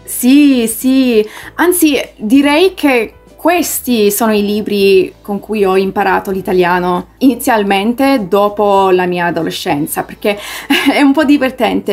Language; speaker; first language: Italian; early bilingual, heritage; English